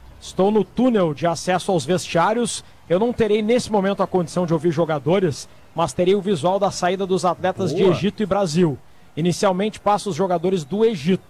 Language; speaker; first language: Portuguese; native; Portuguese